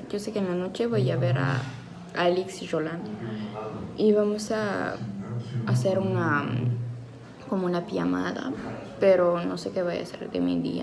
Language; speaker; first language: Spanish; non-native, fluent; French